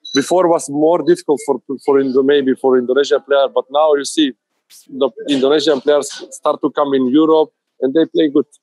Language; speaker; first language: English; non-native, fluent; Macedonian